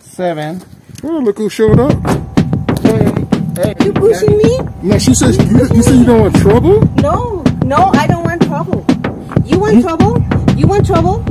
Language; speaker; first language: English; native; English